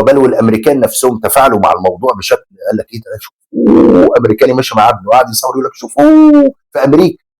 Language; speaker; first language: Arabic; native; Arabic